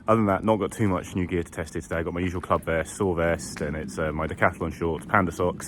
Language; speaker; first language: English; native; English